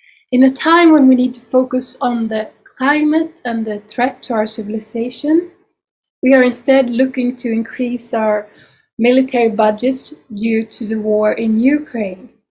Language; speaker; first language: English; non-native, fluent; Swedish